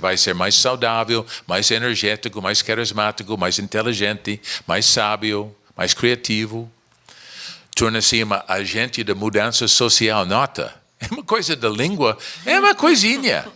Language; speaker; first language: Portuguese; non-native, learner; English